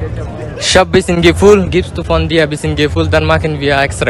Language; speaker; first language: German; non-native, learner; Bangla